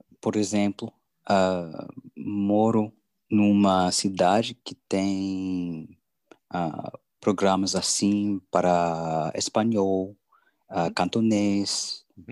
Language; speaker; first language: Portuguese; non-native, learner; English